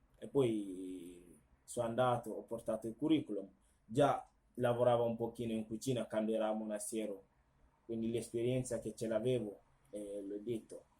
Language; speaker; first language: Italian; non-native, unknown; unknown